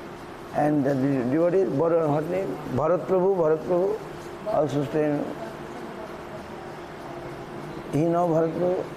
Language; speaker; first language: English; non-native, local second language; Bangla